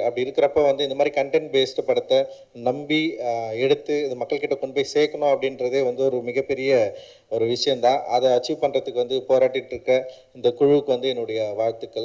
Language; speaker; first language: Tamil; native; Tamil